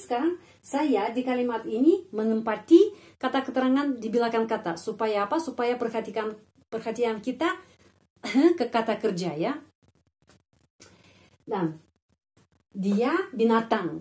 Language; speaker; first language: Indonesian; non-native, fluent; Russian